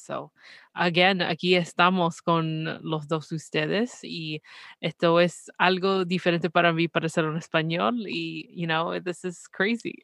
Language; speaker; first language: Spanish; early bilingual, heritage; Spanish